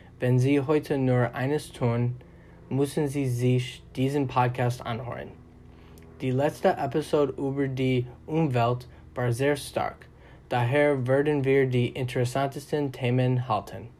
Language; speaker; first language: German; non-native, learner; English